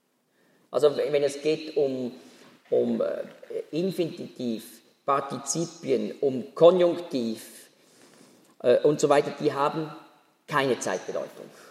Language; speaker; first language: German; native; German